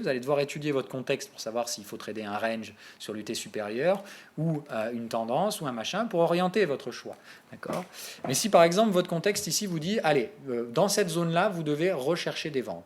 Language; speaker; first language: French; native; French